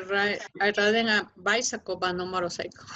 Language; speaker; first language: English; non-native, learner; Spanish